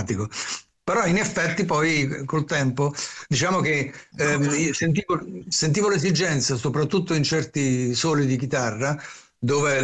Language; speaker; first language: Italian; native; Italian